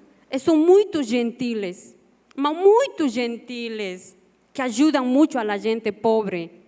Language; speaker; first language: Portuguese; non-native, learner; Spanish